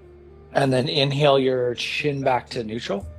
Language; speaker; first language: English; native; English